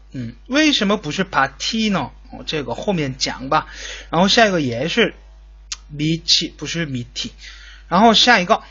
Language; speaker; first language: Chinese; non-native, fluent; Korean